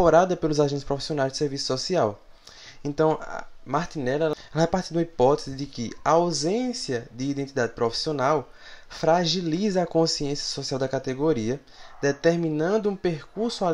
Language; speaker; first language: Portuguese; native; Portuguese